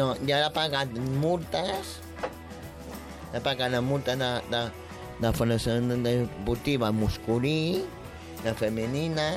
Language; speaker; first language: Catalan; non-native, local second language; Spanish